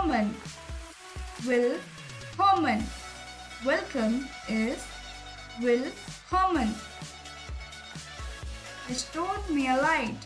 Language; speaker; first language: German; non-native, learner; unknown